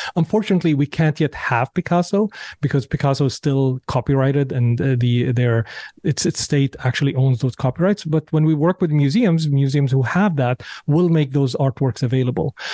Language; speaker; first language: English; non-native, fluent; Arabic